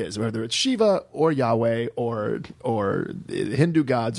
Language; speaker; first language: English; native; English